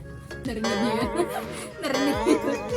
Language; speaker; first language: Filipino; native; Filipino